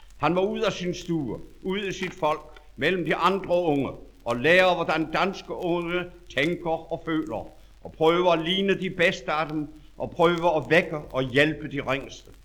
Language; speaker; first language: Danish; native; Danish